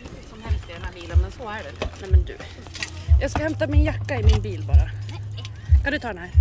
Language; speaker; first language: Swedish; native; Swedish